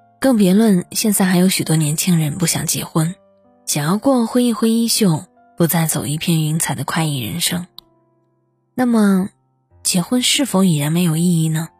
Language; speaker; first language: Chinese; native; Chinese